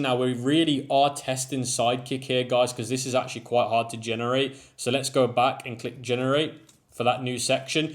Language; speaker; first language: English; native; English